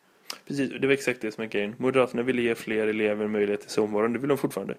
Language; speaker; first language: Swedish; native; Swedish